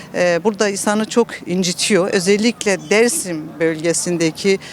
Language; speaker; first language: Turkish; native; Turkish